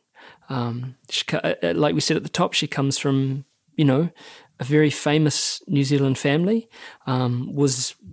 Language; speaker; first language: English; native; English